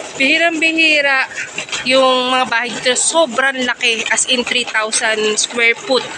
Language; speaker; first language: Filipino; native; Filipino